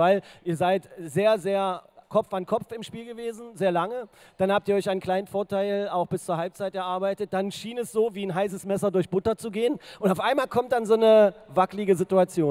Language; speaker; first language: German; native; German